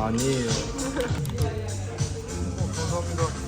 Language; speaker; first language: Korean; non-native, learner; Chinese